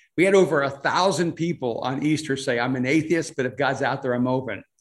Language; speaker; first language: English; non-native, fluent; Spanish